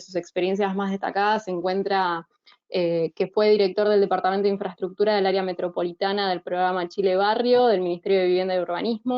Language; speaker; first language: Spanish; native; Spanish